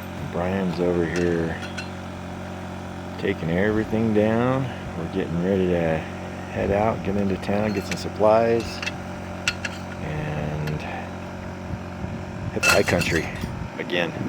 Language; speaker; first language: English; native; English